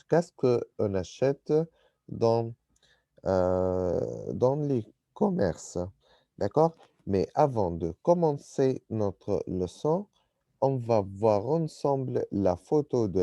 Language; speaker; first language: French; non-native, fluent; Arabic